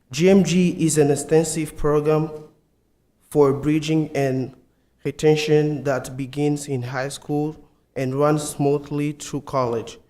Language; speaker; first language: English; non-native, fluent; Portuguese